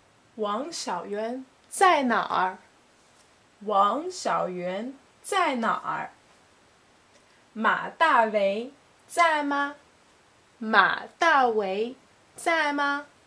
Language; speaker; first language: Chinese; non-native, learner; English